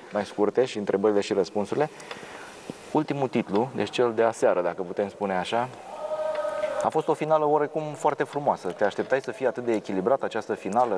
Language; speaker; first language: Romanian; native; Romanian